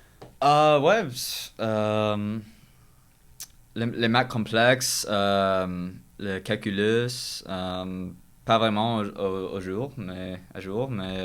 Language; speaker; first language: French; non-native, learner; English